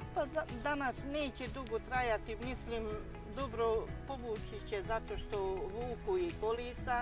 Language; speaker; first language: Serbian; non-native, local second language; Hungarian